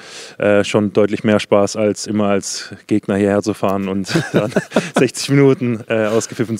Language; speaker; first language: German; native; German